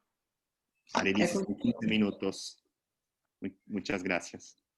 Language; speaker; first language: Spanish; non-native, fluent; Portuguese